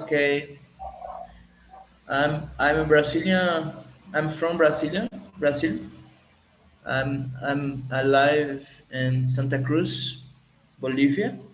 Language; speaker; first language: English; non-native, learner; Portuguese